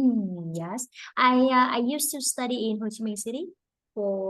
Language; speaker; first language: English; non-native, fluent; Vietnamese